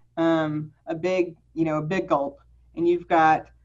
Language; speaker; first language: English; native; English